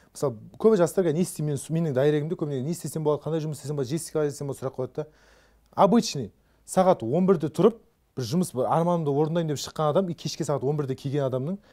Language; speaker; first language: Kazakh; native; Kazakh